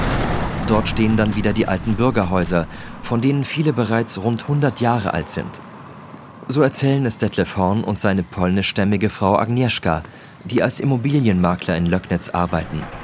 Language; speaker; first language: German; native; German